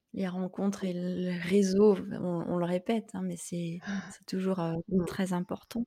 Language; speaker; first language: French; native; French